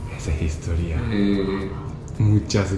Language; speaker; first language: Spanish; non-native, learner; Japanese